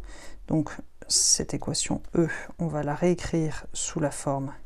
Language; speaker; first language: French; native; French